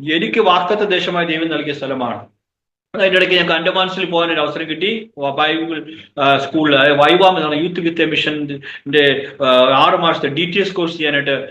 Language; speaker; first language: Malayalam; native; Malayalam